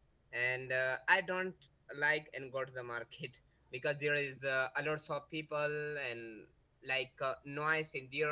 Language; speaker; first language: English; non-native, learner; Pashto